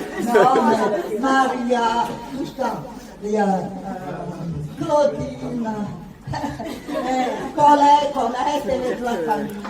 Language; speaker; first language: French; non-native, fluent; Italian